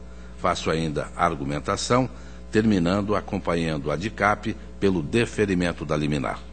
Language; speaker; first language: Portuguese; native; Portuguese